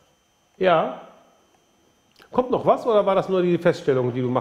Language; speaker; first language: German; native; German